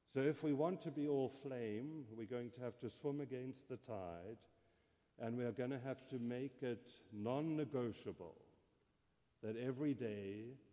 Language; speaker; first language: English; native; English